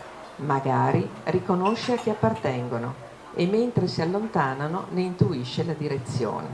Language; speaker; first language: Italian; native; Italian